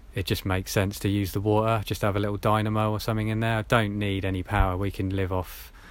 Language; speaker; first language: English; native; English